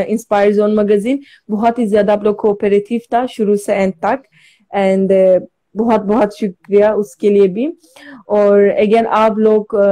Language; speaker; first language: Hindi; non-native, learner; Turkish